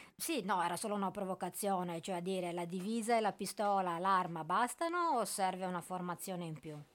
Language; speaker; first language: Italian; native; Italian